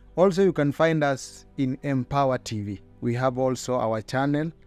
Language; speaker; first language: English; non-native, local second language; Luyia